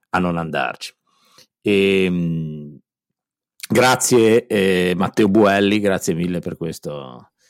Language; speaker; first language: Italian; native; Italian